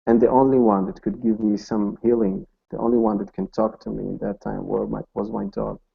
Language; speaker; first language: English; non-native, fluent; Hebrew